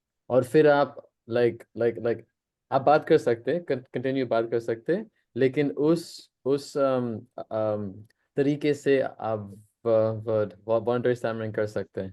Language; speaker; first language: Hindi; non-native, local second language; English